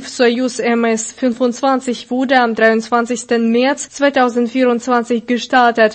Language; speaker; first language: German; non-native, fluent; Russian